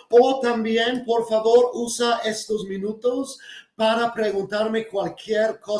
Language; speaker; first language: Spanish; non-native, fluent; English